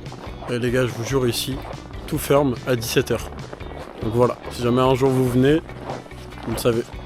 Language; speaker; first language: French; native; French